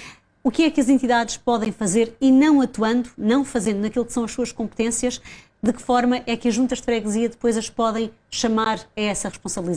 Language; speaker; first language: Portuguese; native; Portuguese